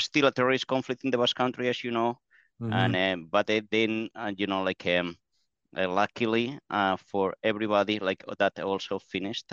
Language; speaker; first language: English; non-native, fluent; Spanish